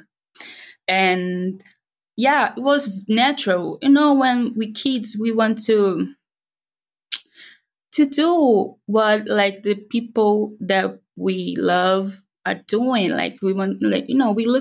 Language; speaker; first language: English; non-native, fluent; Portuguese